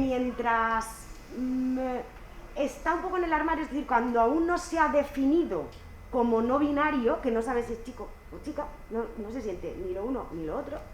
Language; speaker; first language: Spanish; native; Spanish